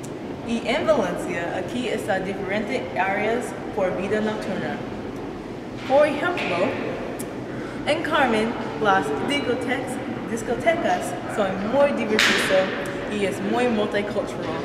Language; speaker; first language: Spanish; non-native, learner; English